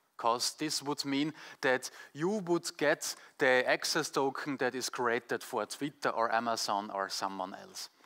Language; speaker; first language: English; non-native, fluent; German